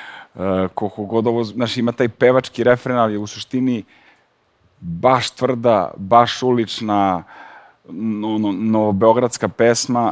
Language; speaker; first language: Serbian; native; Serbian